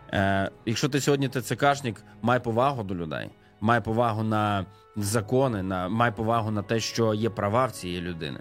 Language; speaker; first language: Ukrainian; native; Ukrainian